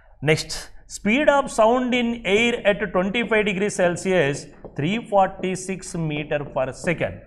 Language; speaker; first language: English; non-native, local second language; Telugu